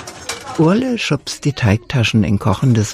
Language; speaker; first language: German; native; German